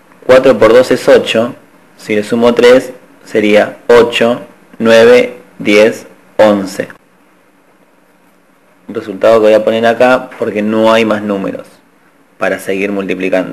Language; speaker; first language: Spanish; native; Spanish